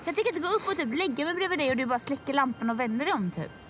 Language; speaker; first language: Swedish; native; Swedish